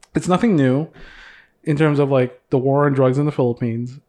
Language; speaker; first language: English; early bilingual, other home language; Cebuano